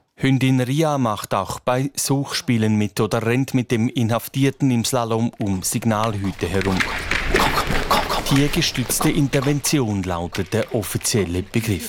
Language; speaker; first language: German; native; German